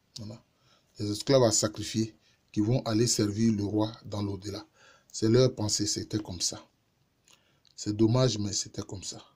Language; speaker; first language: French; non-native, local second language; Baoulé